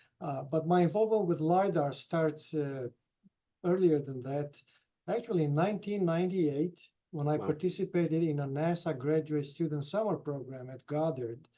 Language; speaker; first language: English; non-native, fluent; Romanian